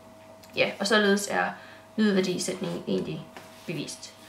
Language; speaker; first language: Danish; native; Danish